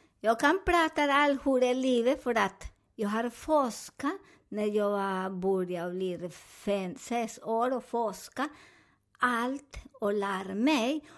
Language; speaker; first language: Swedish; non-native, fluent; Spanish